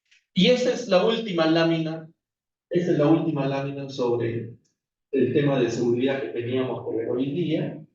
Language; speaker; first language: Spanish; native; Spanish